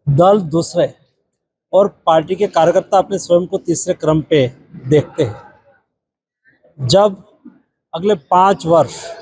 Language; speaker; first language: Hindi; non-native, local second language; Gujarati